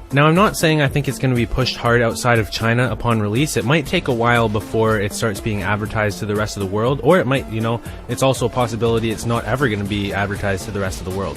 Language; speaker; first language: English; native; English